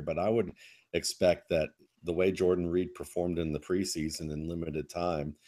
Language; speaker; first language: English; native; English